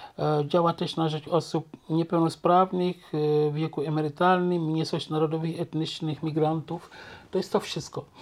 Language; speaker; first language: Polish; non-native, local second language; Wolof